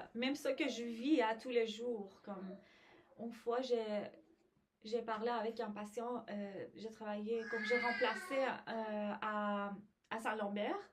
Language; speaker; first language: French; non-native, fluent; Persian